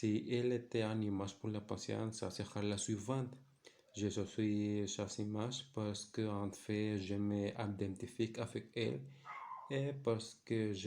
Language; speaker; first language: French; non-native, learner; Spanish